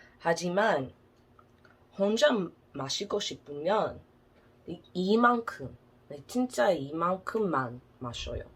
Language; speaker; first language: Korean; non-native, learner; English